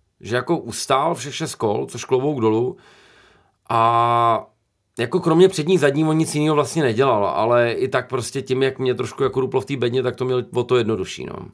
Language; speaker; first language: Czech; native; Czech